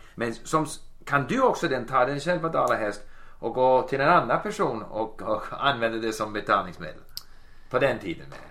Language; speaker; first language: Swedish; non-native, learner; English